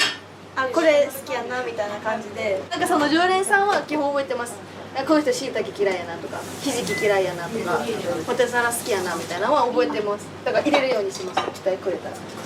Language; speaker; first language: Japanese; native; Japanese